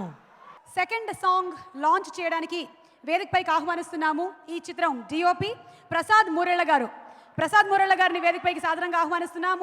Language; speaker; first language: Telugu; native; Telugu